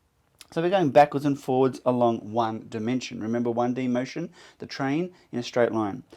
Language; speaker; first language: English; native; English